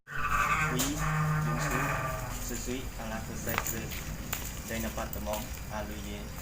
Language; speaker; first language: French; non-native, learner; Lao